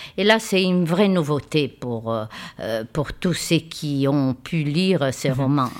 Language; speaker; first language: French; non-native, fluent; Italian